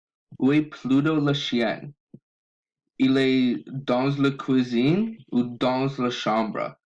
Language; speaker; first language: French; non-native, learner; English